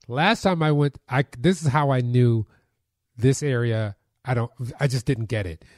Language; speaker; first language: English; native; English